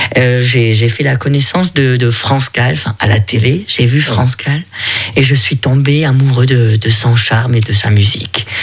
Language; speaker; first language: French; non-native, fluent; German